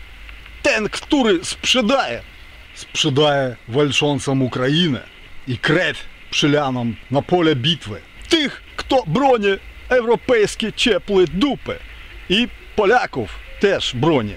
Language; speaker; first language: Polish; non-native, fluent; Ukrainian